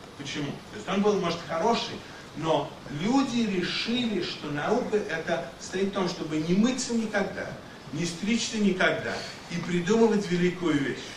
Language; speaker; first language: Russian; native; Russian